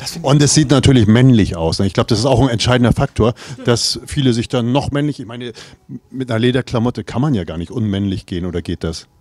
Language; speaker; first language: German; native; German